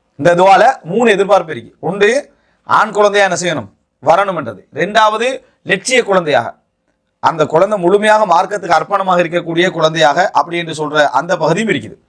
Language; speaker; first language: Tamil; native; Tamil